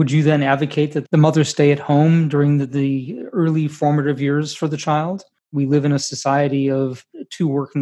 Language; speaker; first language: English; native; English